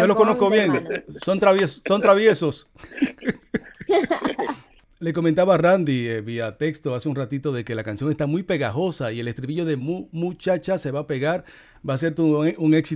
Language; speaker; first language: Spanish; native; Spanish